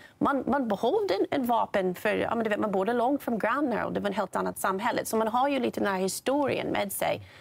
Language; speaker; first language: Swedish; non-native, fluent; English